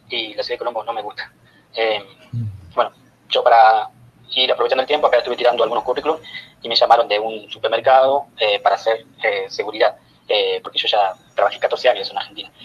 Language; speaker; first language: Spanish; native; Spanish